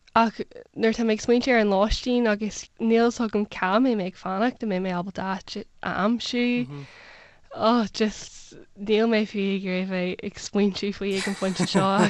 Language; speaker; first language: Irish; non-native, local second language; English